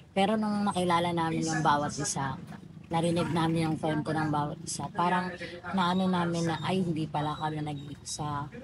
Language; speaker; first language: Filipino; native; Filipino